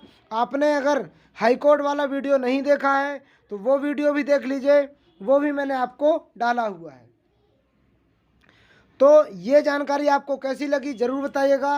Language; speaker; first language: Hindi; native; Hindi